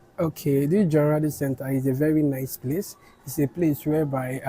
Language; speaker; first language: English; non-native, local second language; Yoruba